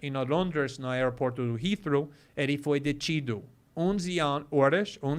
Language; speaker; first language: Portuguese; non-native, fluent; English